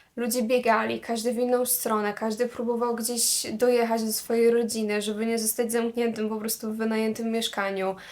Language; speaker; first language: Polish; native; Polish